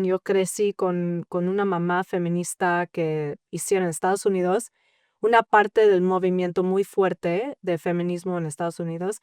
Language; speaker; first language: Spanish; early bilingual, heritage; English